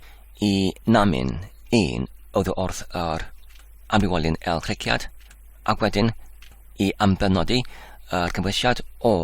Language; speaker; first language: Welsh; non-native, learner; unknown